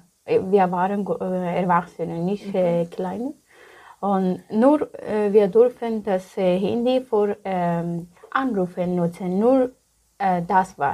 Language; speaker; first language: German; non-native, learner; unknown